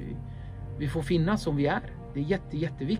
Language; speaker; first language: Swedish; early bilingual, other home language; Kurdish